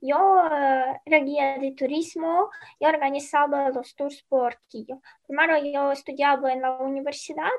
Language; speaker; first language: Spanish; non-native, fluent; Ukrainian